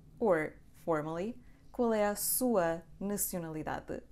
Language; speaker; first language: Portuguese; non-native, fluent; Serbian